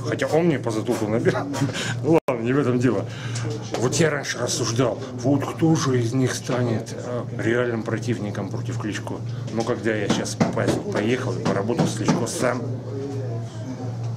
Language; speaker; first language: Russian; native; Russian